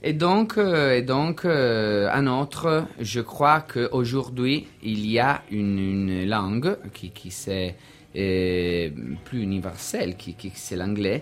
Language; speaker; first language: French; non-native, learner; Italian